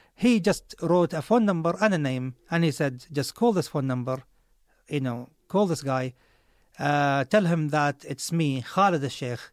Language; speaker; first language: English; non-native, fluent; Arabic